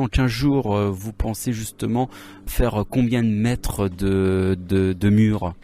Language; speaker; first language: French; native; French